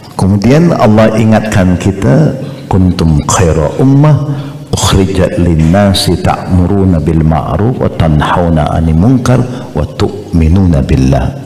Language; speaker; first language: Malay; non-native, local second language; Chinese